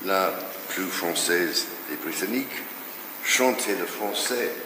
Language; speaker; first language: French; non-native, fluent; English